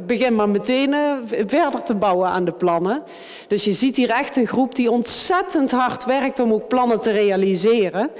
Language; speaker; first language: Dutch; native; Dutch